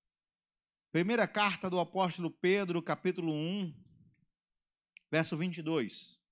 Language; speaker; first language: Portuguese; native; Portuguese